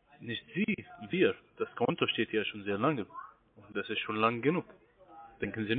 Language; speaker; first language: German; non-native, fluent; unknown